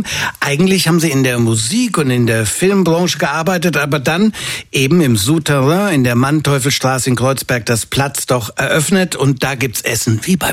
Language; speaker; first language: German; native; German